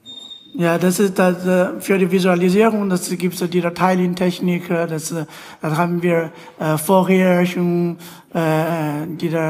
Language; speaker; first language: German; non-native, learner; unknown